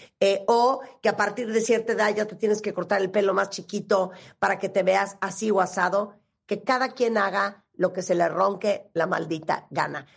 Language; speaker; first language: Spanish; native; Spanish